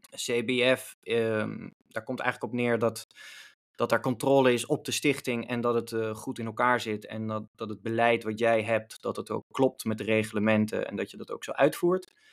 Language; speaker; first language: Dutch; native; Dutch